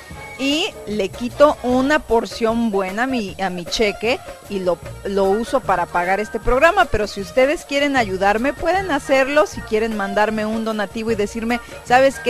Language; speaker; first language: Spanish; native; Spanish